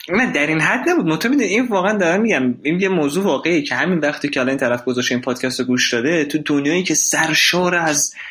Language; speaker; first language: Persian; native; Persian